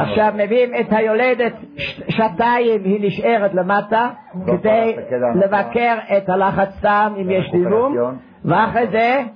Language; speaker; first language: Hebrew; non-native, fluent; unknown